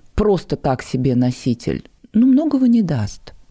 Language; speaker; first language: Russian; native; Russian